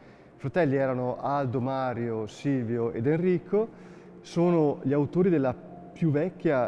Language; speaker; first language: Italian; native; Italian